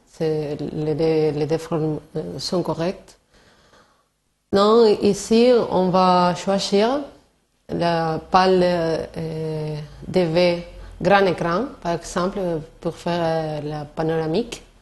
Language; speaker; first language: French; non-native, learner; Spanish